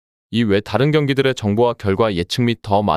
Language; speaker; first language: Korean; native; Korean